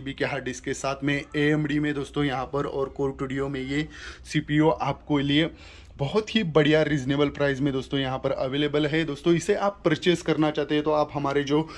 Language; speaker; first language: Hindi; non-native, local second language; Marathi